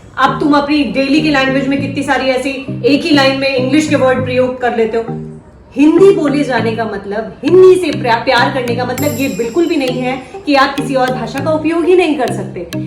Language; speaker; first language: Hindi; native; Hindi